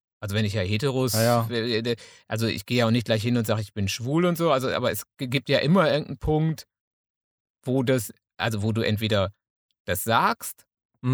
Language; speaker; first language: German; native; German